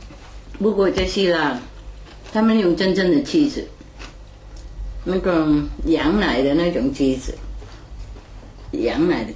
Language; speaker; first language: Chinese; non-native, fluent; Vietnamese